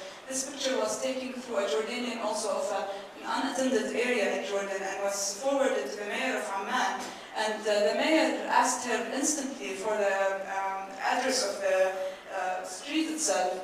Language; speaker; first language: English; non-native, fluent; Arabic